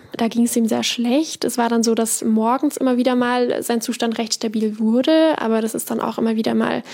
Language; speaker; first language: German; native; German